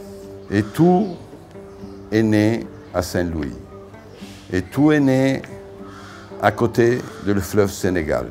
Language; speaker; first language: French; non-native, fluent; Italian